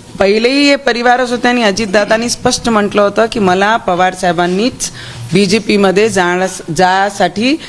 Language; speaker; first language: Marathi; non-native, local second language; Punjabi